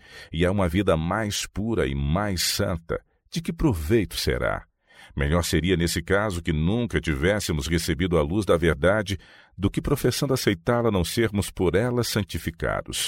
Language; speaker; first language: Portuguese; native; Portuguese